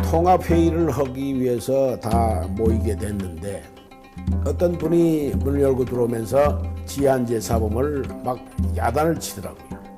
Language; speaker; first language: Korean; native; Korean